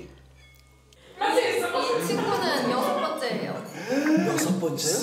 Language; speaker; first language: Korean; non-native, learner; English